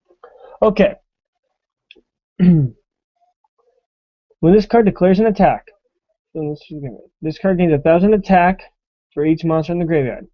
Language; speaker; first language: English; native; English